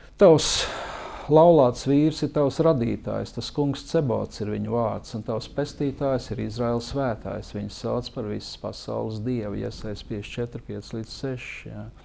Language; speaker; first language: Latvian; native; Latvian